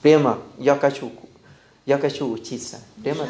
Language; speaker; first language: Russian; non-native, fluent; Thai